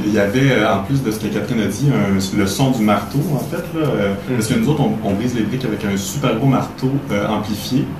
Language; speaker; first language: French; native; French